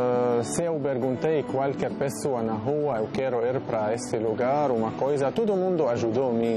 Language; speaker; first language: Portuguese; non-native, learner; Arabic